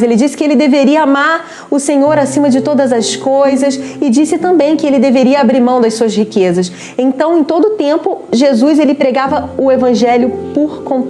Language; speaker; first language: Portuguese; native; Portuguese